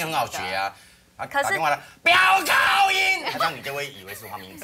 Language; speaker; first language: Chinese; native; Chinese